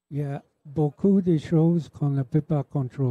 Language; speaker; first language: French; non-native, local second language; English